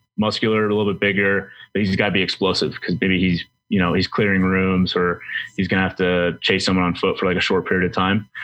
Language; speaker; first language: English; native; English